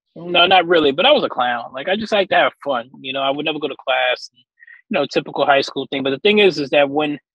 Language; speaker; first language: English; native; English